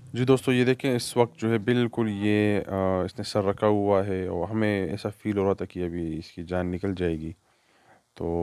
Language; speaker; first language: Urdu; non-native, local second language; Pashto